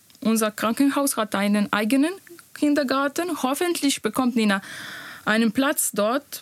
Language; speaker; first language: German; non-native, learner; Bosnian